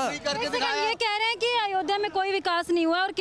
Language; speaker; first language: Hindi; native; Hindi